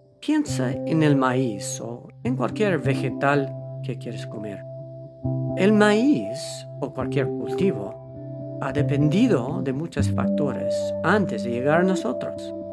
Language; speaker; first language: Spanish; non-native, fluent; English